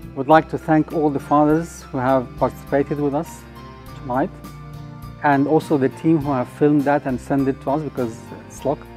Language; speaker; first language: English; non-native, fluent; Arabic